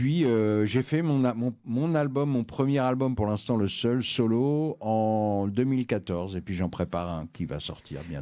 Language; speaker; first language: French; native; French